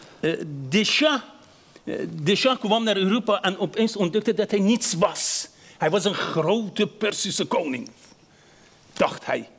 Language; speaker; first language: Dutch; non-native, fluent; Persian